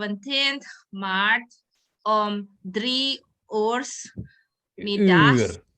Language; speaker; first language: Dutch; non-native, learner; Indonesian